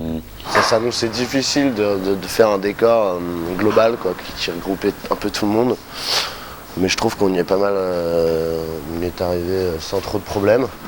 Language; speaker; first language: French; native; French